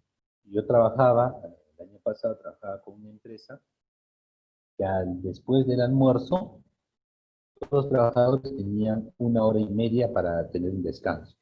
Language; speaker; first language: Spanish; native; Spanish